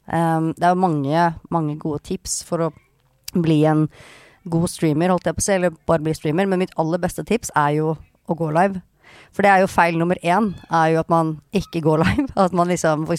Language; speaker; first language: Norwegian; native; Norwegian